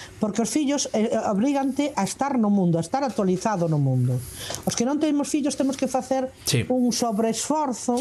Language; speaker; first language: Galician; non-native, local second language; Spanish